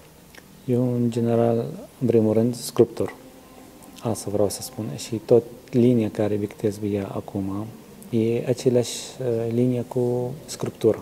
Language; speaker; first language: Romanian; non-native, learner; Arabic